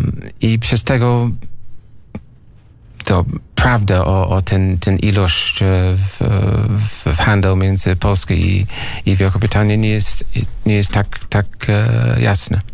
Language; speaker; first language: Polish; non-native, learner; English